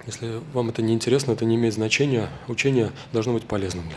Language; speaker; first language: Russian; native; Russian